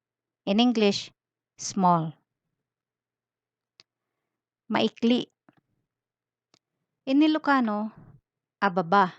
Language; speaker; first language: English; non-native, local second language; Filipino